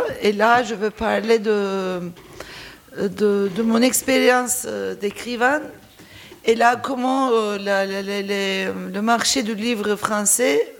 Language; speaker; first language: French; non-native, fluent; Turkish